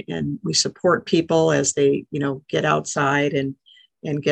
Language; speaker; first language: English; native; English